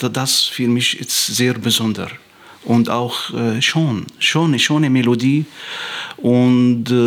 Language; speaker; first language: German; non-native, fluent; Arabic